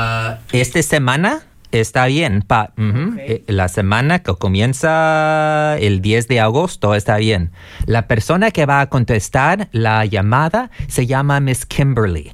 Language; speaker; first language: Spanish; non-native, learner; English